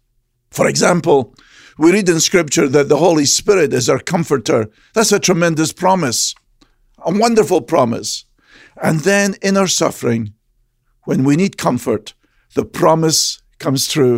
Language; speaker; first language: English; native; English